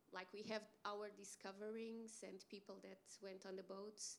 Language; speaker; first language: English; non-native, fluent; Portuguese